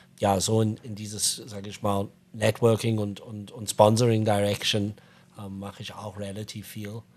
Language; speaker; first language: German; non-native, fluent; English